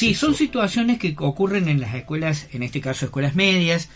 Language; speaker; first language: Spanish; native; Spanish